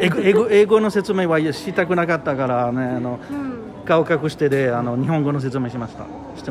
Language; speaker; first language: Japanese; non-native, learner; French